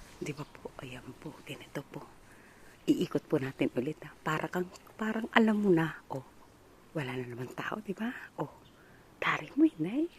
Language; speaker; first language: Filipino; native; Filipino